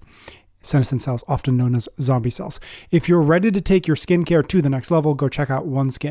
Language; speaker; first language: English; native; English